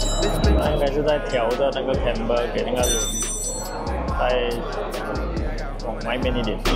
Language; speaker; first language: Chinese; native; Chinese